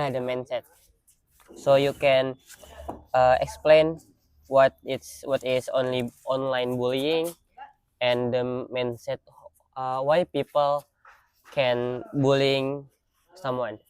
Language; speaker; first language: English; non-native, learner; Indonesian